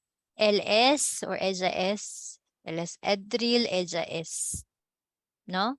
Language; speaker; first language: Spanish; non-native, fluent; Filipino